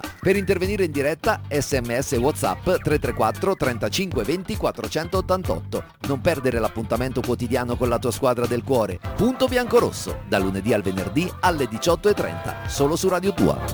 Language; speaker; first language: Italian; native; Italian